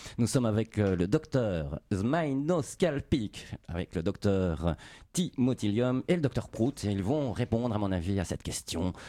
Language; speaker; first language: French; native; French